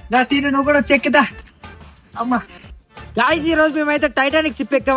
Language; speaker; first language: Telugu; native; Telugu